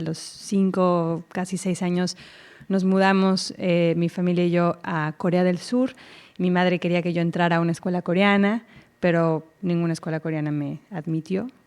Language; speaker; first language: Spanish; native; Spanish